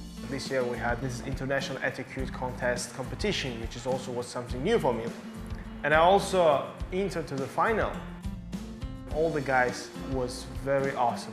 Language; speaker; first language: English; non-native, fluent; Uzbek